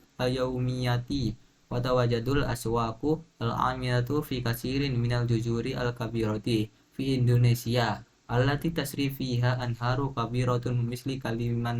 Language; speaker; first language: Arabic; non-native, learner; Indonesian